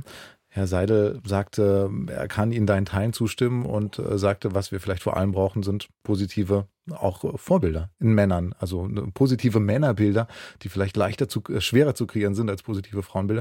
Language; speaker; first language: German; native; German